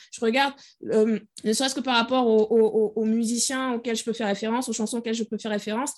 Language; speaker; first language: French; native; French